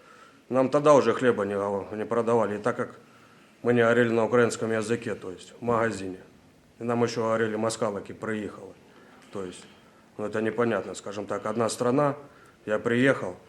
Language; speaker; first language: Russian; native; Russian